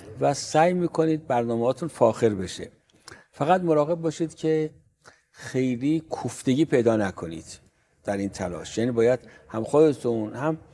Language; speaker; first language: Persian; native; Persian